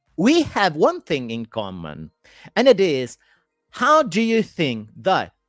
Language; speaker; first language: English; non-native, fluent; Italian